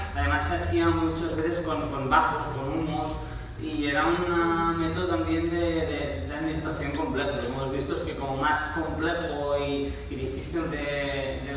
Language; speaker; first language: Spanish; non-native, local second language; Catalan